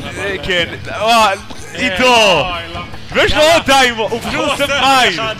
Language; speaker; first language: Hebrew; native; Hebrew